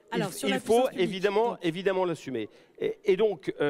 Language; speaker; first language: French; native; French